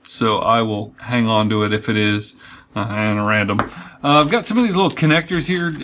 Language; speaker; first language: English; native; English